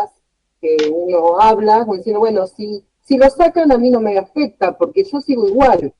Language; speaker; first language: Spanish; native; Spanish